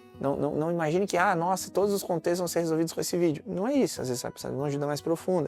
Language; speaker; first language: Portuguese; native; Portuguese